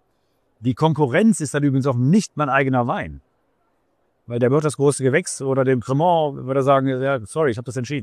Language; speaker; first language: German; native; German